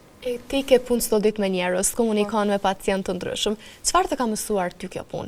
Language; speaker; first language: Albanian; native; Albanian